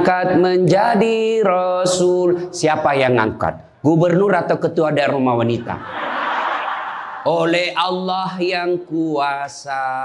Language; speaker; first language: Indonesian; native; Indonesian